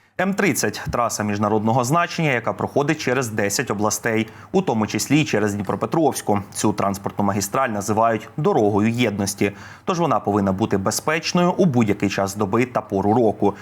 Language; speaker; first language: Ukrainian; native; Ukrainian